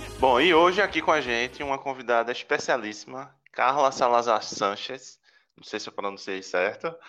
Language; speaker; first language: Portuguese; native; Portuguese